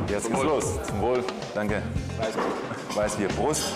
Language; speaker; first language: German; non-native, learner; Portuguese